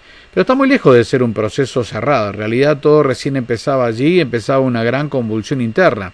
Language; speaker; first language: Spanish; native; Spanish